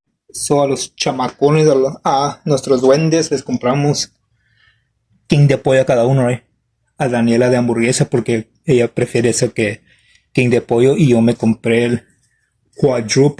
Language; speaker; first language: Spanish; native; Spanish